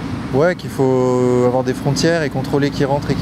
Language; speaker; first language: French; native; French